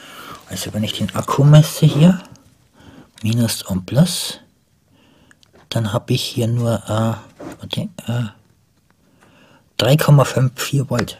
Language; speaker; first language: German; native; German